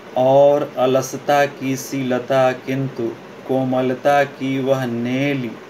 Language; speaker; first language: Hindi; native; Hindi